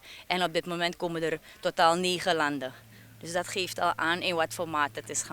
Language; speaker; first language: Dutch; native; Dutch